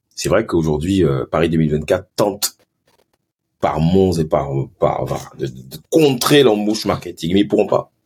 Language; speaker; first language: French; early bilingual, other home language; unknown